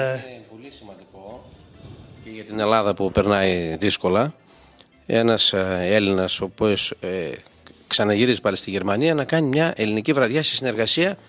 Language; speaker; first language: Greek; native; Greek